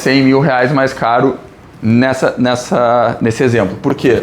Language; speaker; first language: Portuguese; native; Portuguese